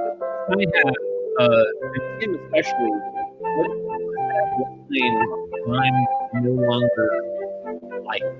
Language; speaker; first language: English; native; English